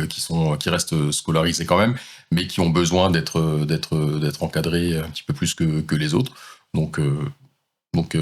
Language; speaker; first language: French; native; French